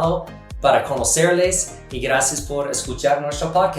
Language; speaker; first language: Spanish; non-native, fluent; English